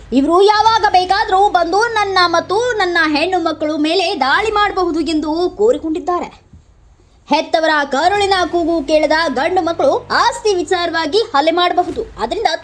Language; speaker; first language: Kannada; native; Kannada